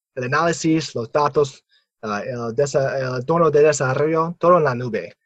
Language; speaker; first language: Spanish; non-native, fluent; English